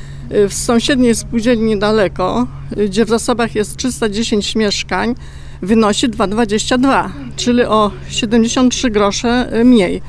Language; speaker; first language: Polish; native; Polish